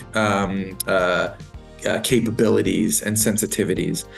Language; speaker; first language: English; native; English